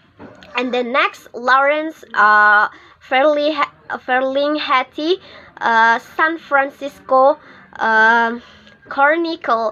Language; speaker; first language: English; non-native, learner; Indonesian